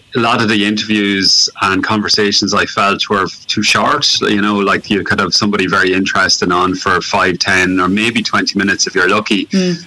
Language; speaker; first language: English; native; English